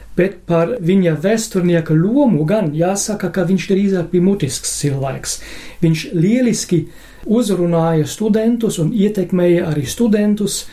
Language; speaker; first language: Latvian; non-native, fluent; German